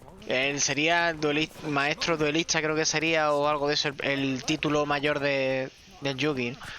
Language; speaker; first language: Spanish; native; Spanish